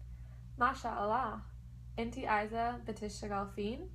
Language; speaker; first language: Arabic; non-native, learner; English